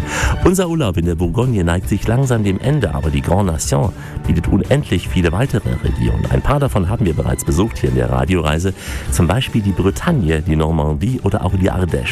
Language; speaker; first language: German; native; German